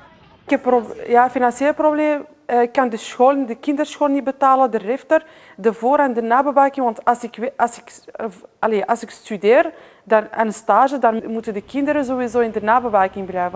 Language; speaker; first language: Dutch; non-native, fluent; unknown